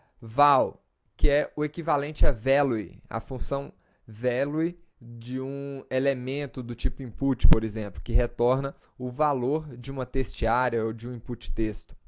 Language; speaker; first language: Portuguese; native; Portuguese